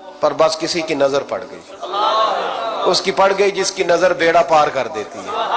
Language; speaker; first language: Urdu; non-native, local second language; Punjabi